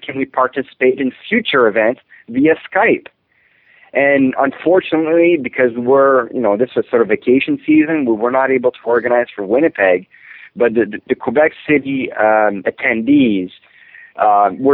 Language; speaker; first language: English; non-native, fluent; French